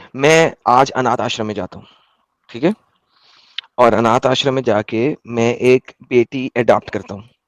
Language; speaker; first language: Hindi; native; Hindi